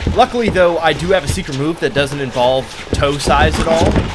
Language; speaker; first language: English; native; English